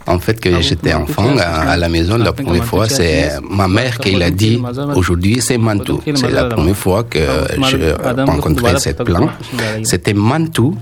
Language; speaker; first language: French; non-native, learner; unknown